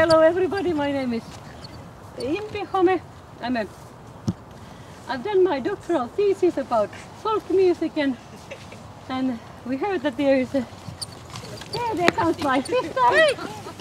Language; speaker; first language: English; non-native, fluent; Finnish